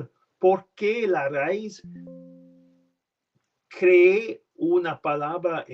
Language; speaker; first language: Spanish; non-native, learner; French